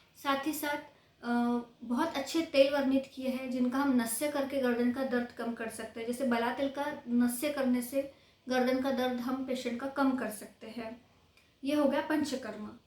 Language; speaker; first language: Hindi; non-native, local second language; Marathi